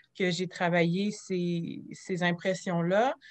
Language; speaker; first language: French; native; French